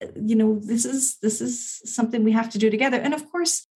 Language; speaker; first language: English; native; English